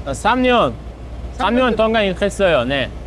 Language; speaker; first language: Korean; non-native, learner; Uzbek